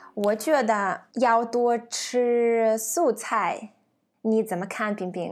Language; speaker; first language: Chinese; non-native, learner; Russian